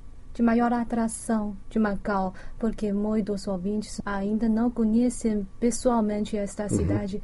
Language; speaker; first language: Portuguese; non-native, fluent; Chinese